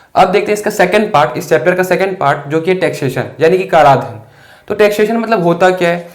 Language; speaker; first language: Hindi; native; Hindi